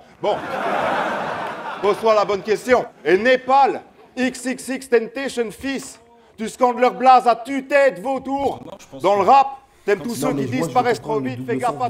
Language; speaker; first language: French; native; French